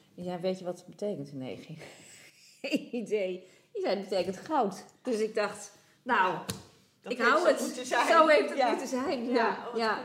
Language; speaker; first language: Dutch; native; Dutch